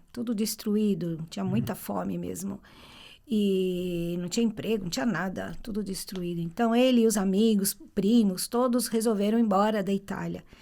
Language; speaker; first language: Portuguese; early bilingual, other home language; Italian